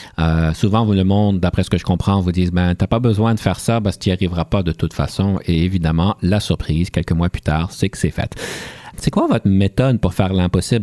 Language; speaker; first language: French; native; French